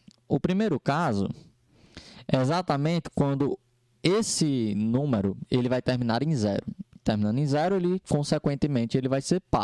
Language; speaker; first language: Portuguese; native; Portuguese